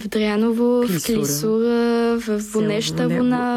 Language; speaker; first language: Bulgarian; early bilingual, heritage; Bulgarian